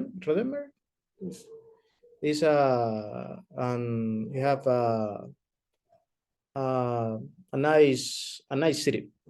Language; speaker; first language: English; non-native, learner; Spanish